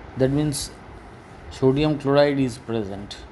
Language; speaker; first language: English; non-native, local second language; Bangla